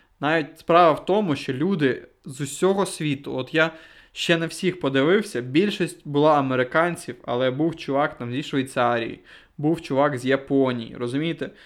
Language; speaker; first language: Ukrainian; non-native, local second language; Russian